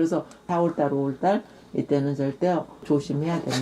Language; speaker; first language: Korean; native; Korean